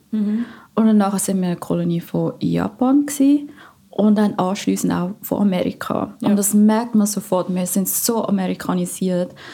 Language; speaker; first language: German; non-native, fluent; Filipino